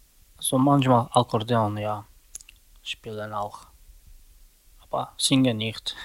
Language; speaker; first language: German; non-native, learner; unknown